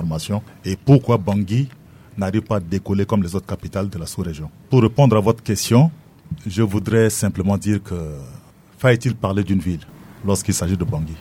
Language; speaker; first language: French; non-native, local second language; Sango